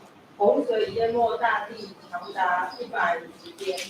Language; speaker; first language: Chinese; native; Chinese